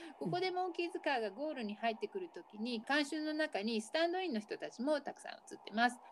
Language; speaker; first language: Japanese; native; Japanese